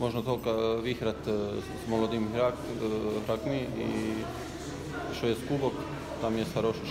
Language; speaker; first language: Ukrainian; non-native, learner; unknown